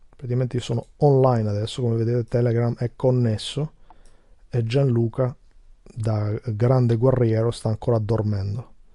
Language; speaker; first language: Italian; early bilingual, other home language; Albanian